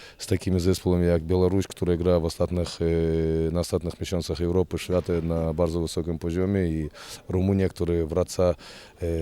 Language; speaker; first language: Polish; non-native, fluent; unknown